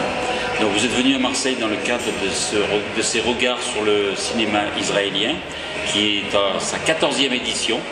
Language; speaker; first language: French; native; French